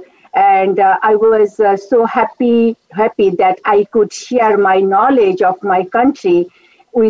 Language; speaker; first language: English; non-native, local second language; Bangla